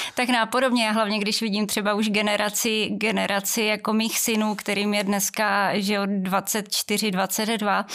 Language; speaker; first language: Czech; native; Czech